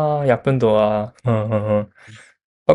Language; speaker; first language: Cantonese; non-native, learner; Japanese